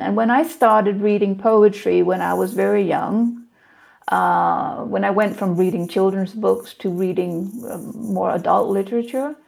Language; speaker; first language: English; non-native, fluent; Danish